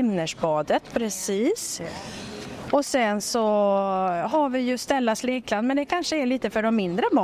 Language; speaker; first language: Swedish; native; Swedish